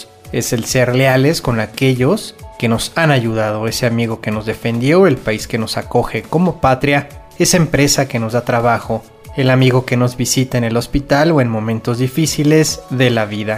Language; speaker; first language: Spanish; native; Spanish